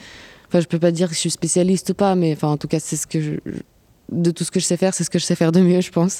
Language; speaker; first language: French; non-native, fluent; Ukrainian